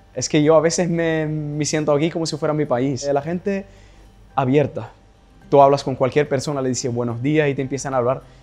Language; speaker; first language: Spanish; non-native, fluent; Arabic